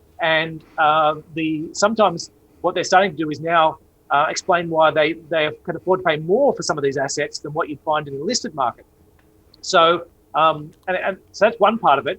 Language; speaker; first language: English; native; English